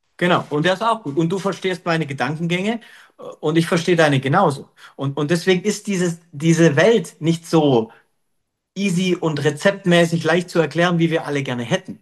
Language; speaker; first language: German; native; German